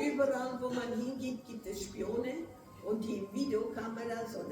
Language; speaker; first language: German; non-native, fluent; Portuguese